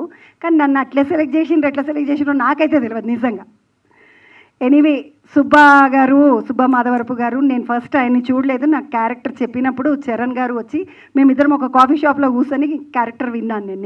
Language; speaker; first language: Telugu; native; Telugu